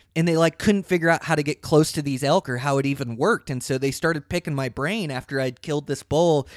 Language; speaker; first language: English; native; English